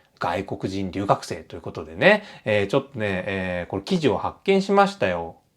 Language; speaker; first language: Japanese; native; Japanese